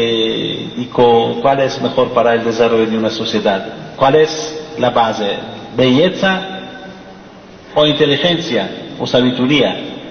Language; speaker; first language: Spanish; non-native, fluent; Persian